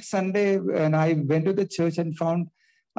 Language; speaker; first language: English; non-native, local second language; Malayalam